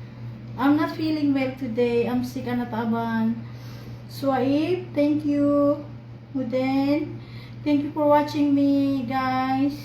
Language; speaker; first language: English; non-native, learner; Filipino